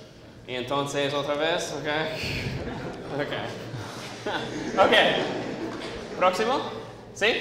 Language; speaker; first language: Spanish; non-native, learner; English